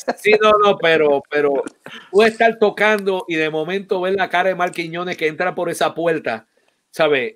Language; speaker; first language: Spanish; native; Spanish